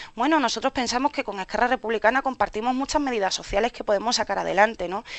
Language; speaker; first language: Spanish; native; Spanish